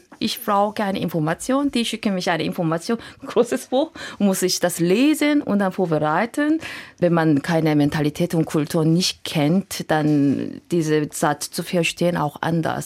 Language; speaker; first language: German; non-native, fluent; Korean